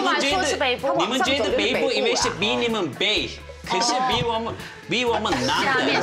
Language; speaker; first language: Chinese; non-native, fluent; Turkish